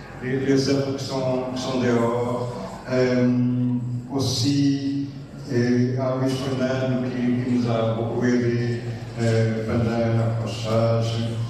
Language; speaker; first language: French; non-native, fluent; Portuguese